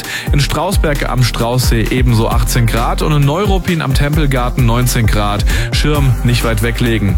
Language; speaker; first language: German; native; German